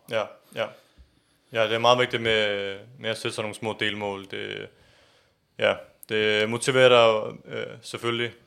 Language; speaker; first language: Danish; early bilingual, other home language; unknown